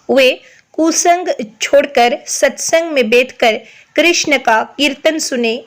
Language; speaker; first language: Hindi; non-native, local second language; Assamese